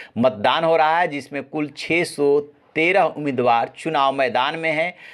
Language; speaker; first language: Hindi; native; Hindi